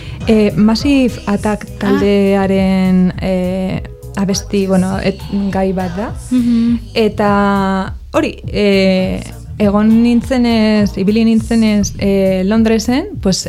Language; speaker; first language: Basque; non-native, local second language; Spanish